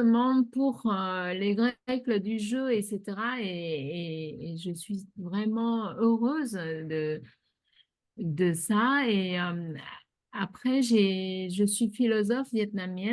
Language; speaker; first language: French; non-native, fluent; Vietnamese